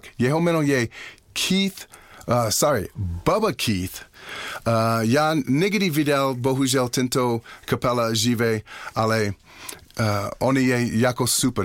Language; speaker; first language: Czech; non-native, learner; English